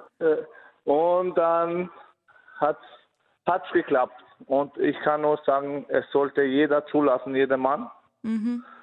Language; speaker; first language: German; non-native, fluent; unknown